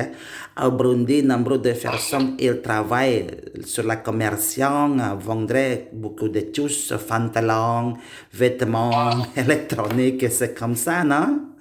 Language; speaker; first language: French; non-native, learner; Indonesian